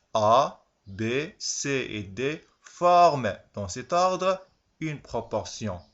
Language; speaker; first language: French; non-native, local second language; Arabic